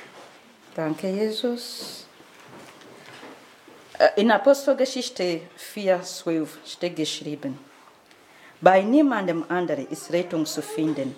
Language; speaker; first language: German; non-native, fluent; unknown